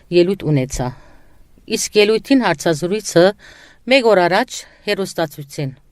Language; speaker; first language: Armenian; early bilingual, heritage; Armenian